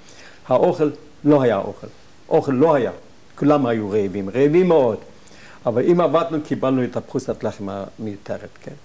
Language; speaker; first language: Hebrew; non-native, fluent; German